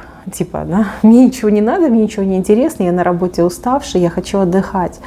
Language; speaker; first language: Russian; native; Russian